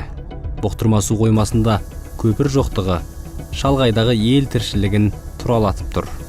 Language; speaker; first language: Kazakh; native; Kazakh